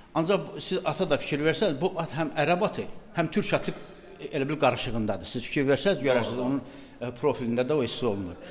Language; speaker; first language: Azerbaijani; native; Azerbaijani